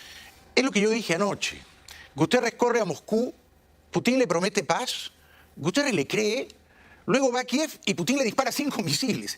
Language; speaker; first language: Spanish; native; Spanish